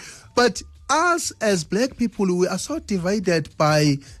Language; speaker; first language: English; non-native, local second language; Zulu